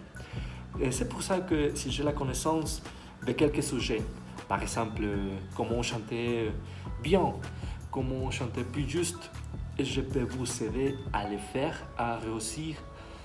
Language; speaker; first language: French; non-native, fluent; Spanish